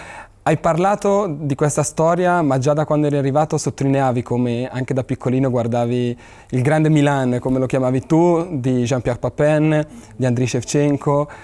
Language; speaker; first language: Italian; native; Italian